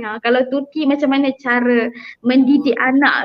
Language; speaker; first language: Malay; native; Malay